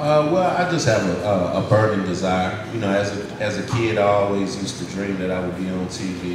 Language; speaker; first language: English; native; English